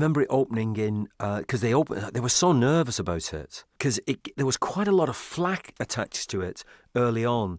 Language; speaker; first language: English; native; English